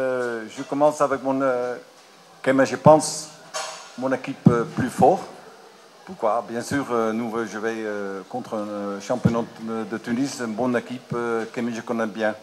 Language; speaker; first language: French; non-native, learner; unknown